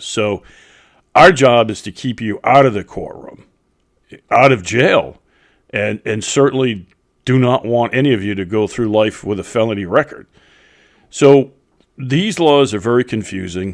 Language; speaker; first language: English; native; English